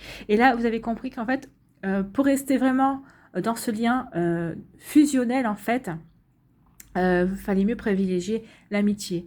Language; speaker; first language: French; native; French